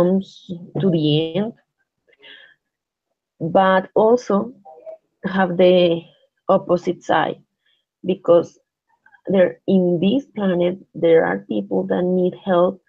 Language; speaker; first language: English; non-native, learner; Spanish